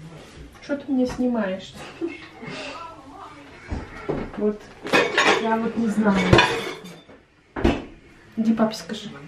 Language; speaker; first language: Russian; native; Russian